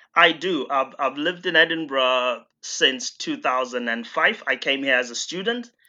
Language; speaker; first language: English; non-native, local second language; Shona